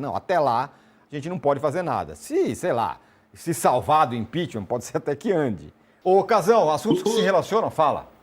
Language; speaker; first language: Portuguese; native; Portuguese